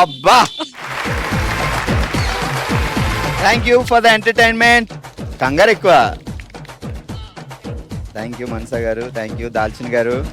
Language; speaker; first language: Telugu; native; Telugu